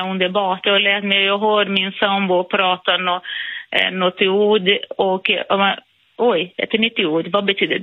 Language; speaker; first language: Swedish; non-native, fluent; Portuguese